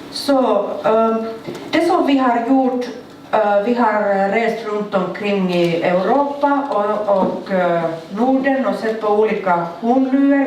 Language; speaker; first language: Swedish; non-native, local second language; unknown